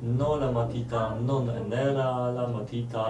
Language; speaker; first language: Italian; non-native, learner; Polish